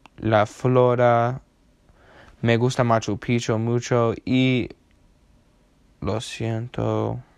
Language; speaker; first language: Spanish; non-native, learner; English